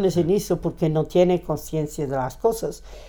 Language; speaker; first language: Spanish; non-native, fluent; Portuguese